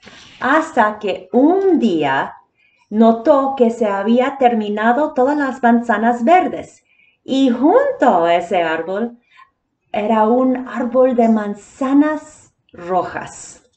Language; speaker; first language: Spanish; early bilingual, heritage; Spanish